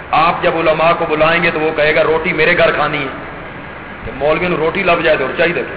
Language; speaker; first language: Urdu; non-native, local second language; Punjabi